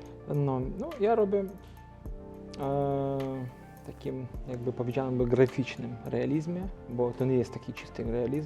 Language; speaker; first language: Polish; non-native, local second language; Ukrainian